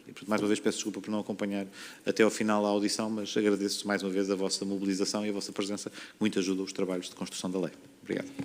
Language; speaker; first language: Portuguese; native; Portuguese